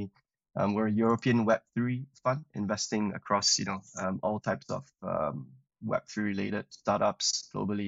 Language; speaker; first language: English; non-native, local second language; Chinese